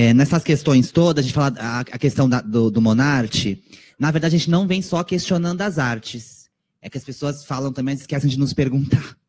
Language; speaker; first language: Portuguese; native; Portuguese